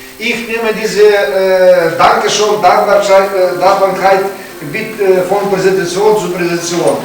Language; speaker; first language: German; non-native, learner; Ukrainian